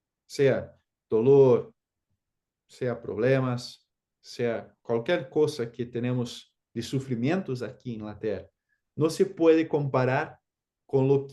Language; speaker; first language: Spanish; non-native, fluent; Portuguese